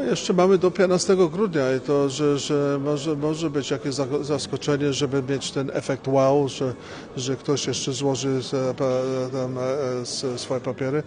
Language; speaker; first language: Polish; early bilingual, heritage; English